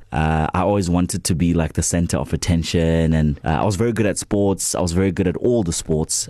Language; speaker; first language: English; non-native, local second language; Zulu